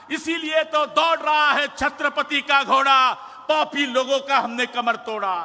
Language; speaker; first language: Hindi; non-native, local second language; Marathi